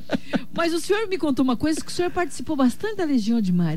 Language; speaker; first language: Portuguese; native; Portuguese